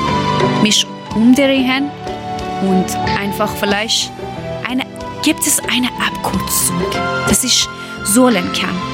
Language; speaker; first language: German; non-native, learner; Persian